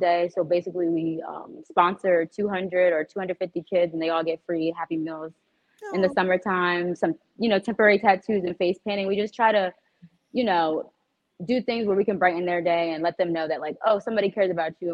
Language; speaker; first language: English; native; English